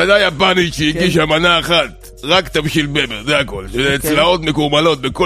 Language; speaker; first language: Hebrew; native; Hebrew